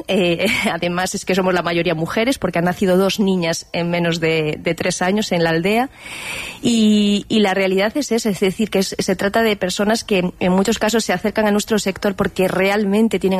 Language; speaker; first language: Spanish; native; Spanish